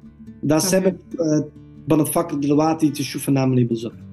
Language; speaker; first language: Arabic; non-native, learner; Dutch